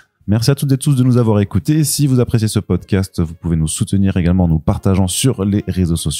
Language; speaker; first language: French; native; French